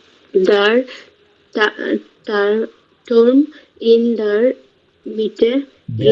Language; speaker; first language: German; non-native, learner; Bangla